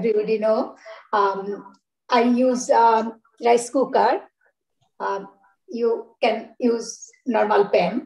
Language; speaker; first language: English; non-native, learner; Bangla